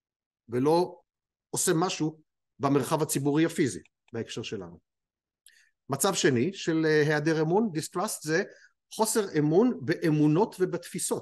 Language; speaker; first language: Hebrew; native; Hebrew